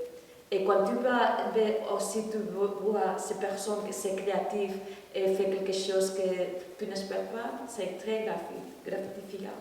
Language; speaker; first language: French; non-native, learner; Spanish